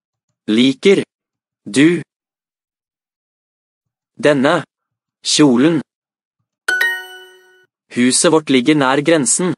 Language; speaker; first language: Norwegian; non-native, learner; Amharic